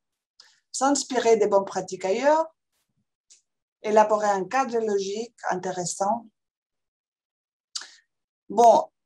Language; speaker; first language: French; non-native, fluent; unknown